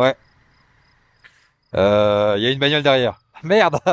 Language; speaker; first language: French; native; French